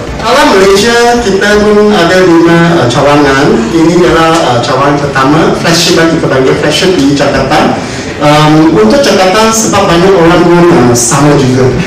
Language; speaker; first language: Malay; non-native, local second language; Chinese